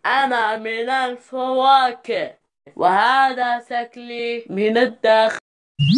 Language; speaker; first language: Arabic; non-native, learner; Malayalam